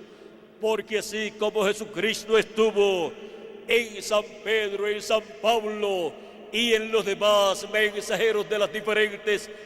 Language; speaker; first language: Spanish; native; Spanish